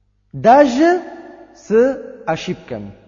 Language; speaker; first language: Russian; non-native, learner; Uzbek